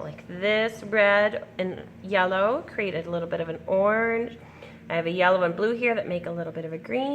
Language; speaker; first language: English; native; English